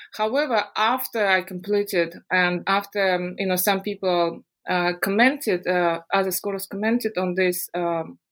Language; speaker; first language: English; non-native, fluent; Russian